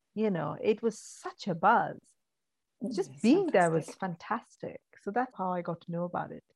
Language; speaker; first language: English; non-native, local second language; Malayalam